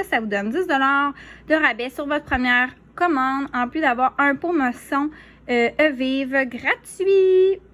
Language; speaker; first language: French; native; French